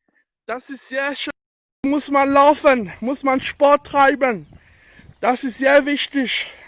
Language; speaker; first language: German; non-native, learner; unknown